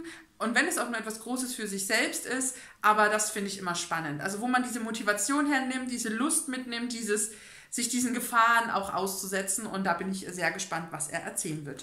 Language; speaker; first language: German; native; German